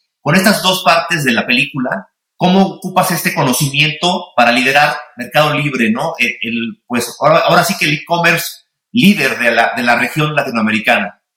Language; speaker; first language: Spanish; native; Spanish